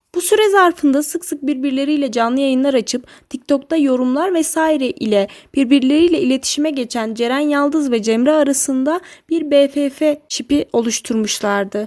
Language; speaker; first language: Turkish; native; Turkish